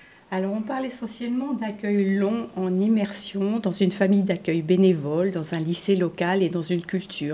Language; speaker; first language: French; native; French